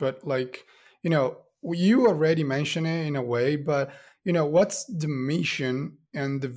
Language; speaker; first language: English; non-native, fluent; Italian